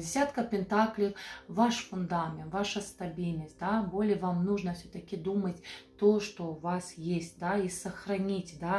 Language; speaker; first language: Russian; non-native, fluent; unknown